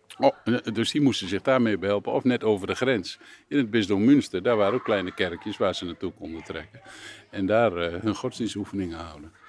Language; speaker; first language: Dutch; native; Dutch